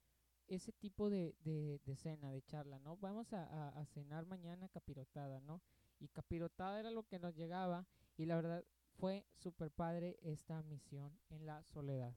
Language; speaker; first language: Spanish; native; Spanish